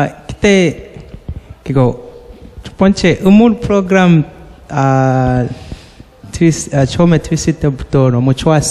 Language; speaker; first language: Korean; non-native, learner; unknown